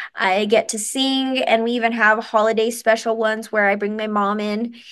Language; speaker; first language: English; native; English